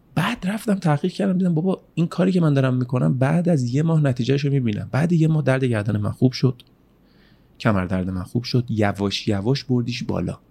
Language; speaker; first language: Persian; native; Persian